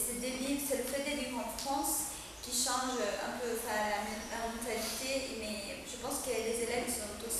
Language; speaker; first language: French; non-native, fluent; Spanish